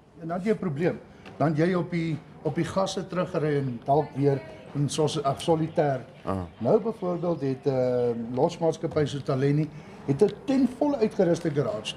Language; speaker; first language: Afrikaans; native; Afrikaans